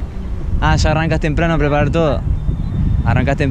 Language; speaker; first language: Spanish; native; Spanish